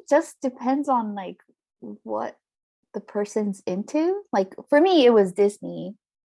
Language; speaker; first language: English; non-native, fluent; Japanese